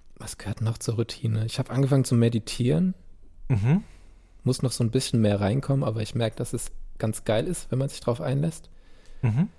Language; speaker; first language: German; native; German